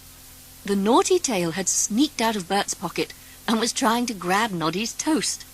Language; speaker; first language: English; native; English